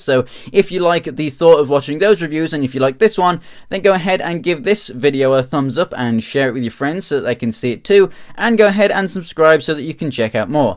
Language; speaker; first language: English; native; English